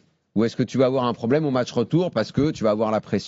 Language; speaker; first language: French; native; French